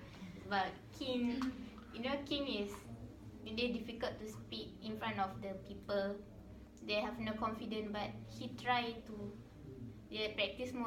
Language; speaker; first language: English; non-native, learner; Malay